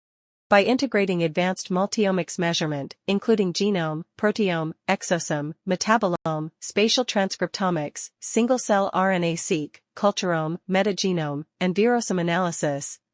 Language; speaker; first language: English; non-native, fluent; Chinese